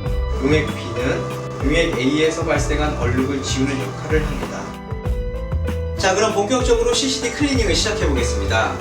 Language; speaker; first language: Korean; native; Korean